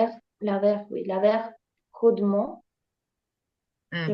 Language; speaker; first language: French; non-native, learner; Ukrainian